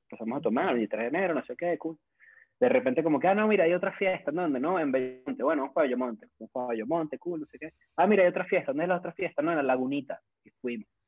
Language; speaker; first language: Spanish; native; Spanish